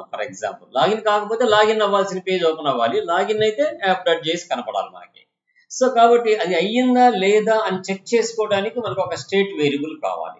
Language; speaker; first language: Telugu; native; Telugu